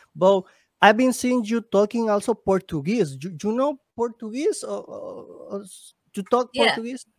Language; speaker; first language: English; non-native, learner; Spanish